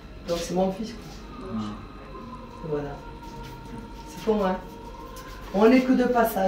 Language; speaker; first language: French; native; French